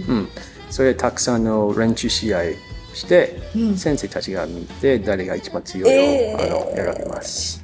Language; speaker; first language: Japanese; non-native, learner; English